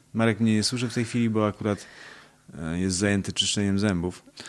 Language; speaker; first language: Polish; native; Polish